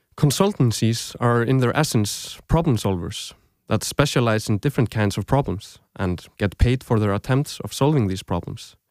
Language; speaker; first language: English; non-native, fluent; Icelandic